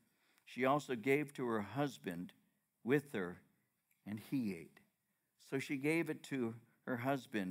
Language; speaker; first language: English; native; English